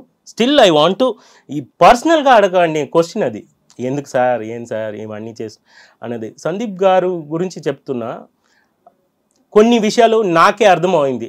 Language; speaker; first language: Telugu; non-native, local second language; Tamil